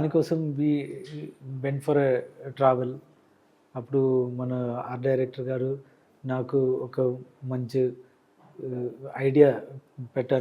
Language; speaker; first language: Telugu; non-native, learner; Malayalam